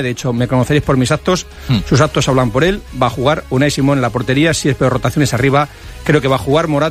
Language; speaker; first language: Spanish; native; Spanish